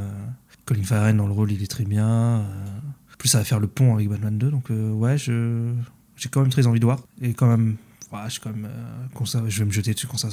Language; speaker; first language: French; native; French